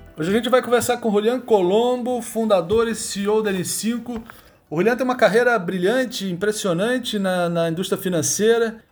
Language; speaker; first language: Portuguese; native; Portuguese